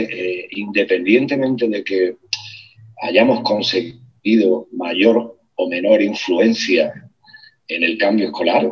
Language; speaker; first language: Spanish; native; Spanish